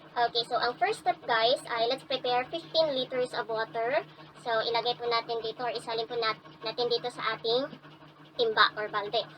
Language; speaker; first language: Filipino; non-native, local second language; Cebuano